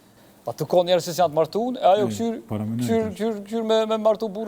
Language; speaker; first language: Albanian; native; Albanian